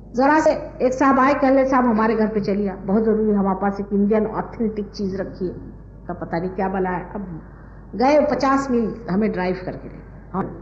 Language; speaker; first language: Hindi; non-native, local second language; Marathi